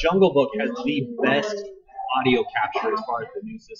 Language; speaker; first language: English; native; English